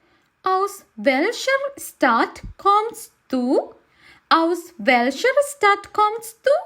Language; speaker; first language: German; non-native, learner; Sinhala